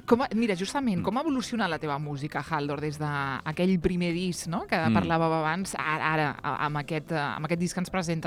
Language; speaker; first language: Catalan; native; Catalan